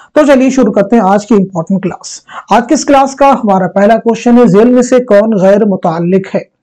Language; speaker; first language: Hindi; native; Hindi